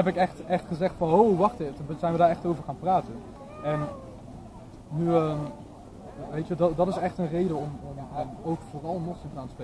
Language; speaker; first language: Dutch; native; Dutch